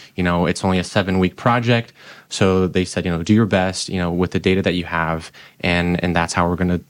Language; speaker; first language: English; non-native, fluent; Portuguese